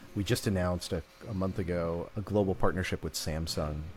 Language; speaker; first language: English; native; English